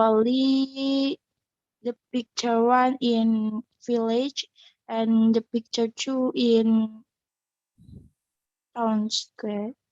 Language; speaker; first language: English; non-native, learner; Indonesian